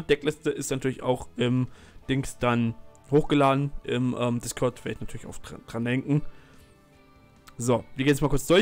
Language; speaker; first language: German; native; German